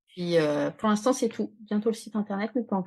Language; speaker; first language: French; native; French